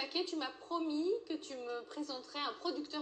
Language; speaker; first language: French; native; French